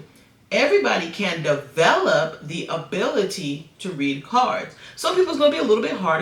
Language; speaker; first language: English; native; English